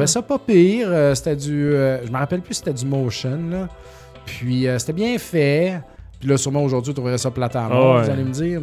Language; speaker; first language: French; native; French